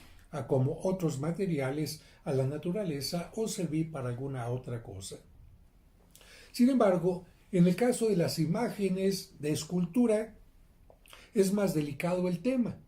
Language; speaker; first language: Spanish; native; Spanish